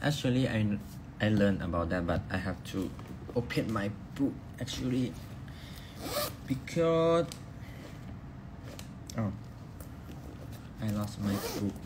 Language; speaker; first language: English; non-native, learner; Thai